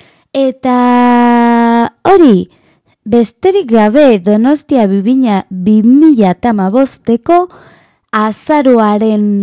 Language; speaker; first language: Basque; non-native, learner; Spanish